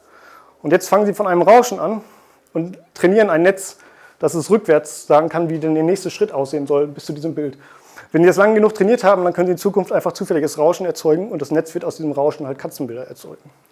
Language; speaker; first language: German; native; German